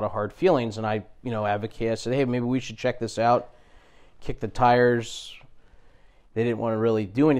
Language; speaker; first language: English; native; English